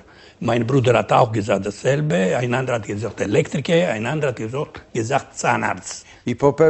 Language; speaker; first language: German; non-native, fluent; Ladino